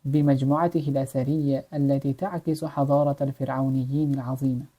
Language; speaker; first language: Arabic; non-native, fluent; Uzbek